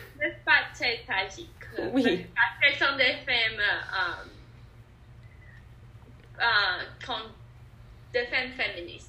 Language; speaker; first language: French; non-native, learner; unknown